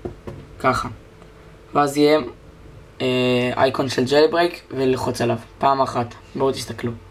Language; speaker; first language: Hebrew; native; Hebrew